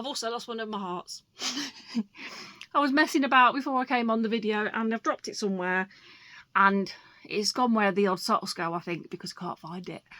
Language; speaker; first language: English; native; English